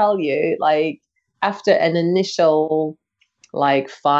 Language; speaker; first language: English; native; English